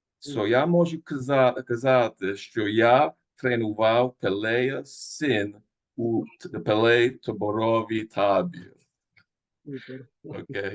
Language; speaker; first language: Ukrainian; early bilingual, heritage; Ukrainian